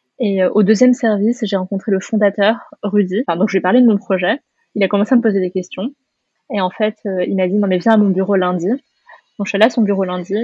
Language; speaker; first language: French; native; French